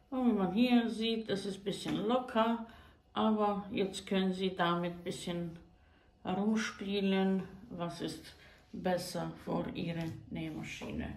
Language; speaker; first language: German; non-native, fluent; Croatian